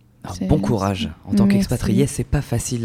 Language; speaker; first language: French; native; French